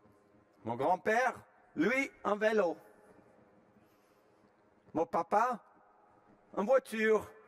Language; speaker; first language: French; non-native, fluent; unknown